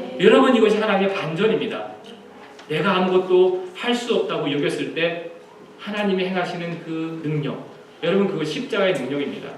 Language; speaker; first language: Korean; native; Korean